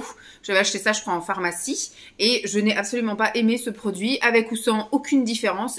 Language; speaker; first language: French; native; French